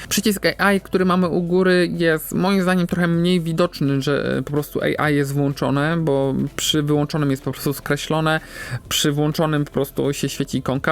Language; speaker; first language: Polish; native; Polish